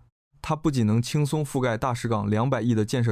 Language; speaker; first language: Chinese; native; Chinese